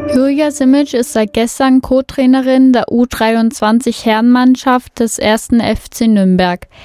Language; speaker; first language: German; native; German